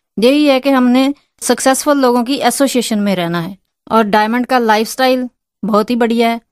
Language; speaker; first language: Hindi; non-native, local second language; Punjabi